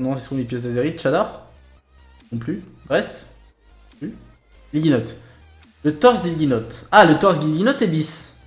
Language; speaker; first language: French; native; French